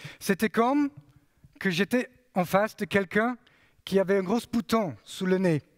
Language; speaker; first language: French; non-native, fluent; English